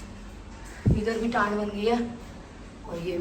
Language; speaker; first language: Hindi; native; Hindi